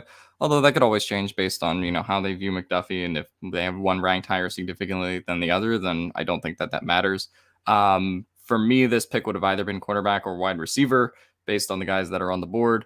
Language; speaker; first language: English; native; English